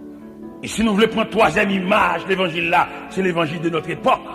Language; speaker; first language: French; non-native, local second language; Haitian Creole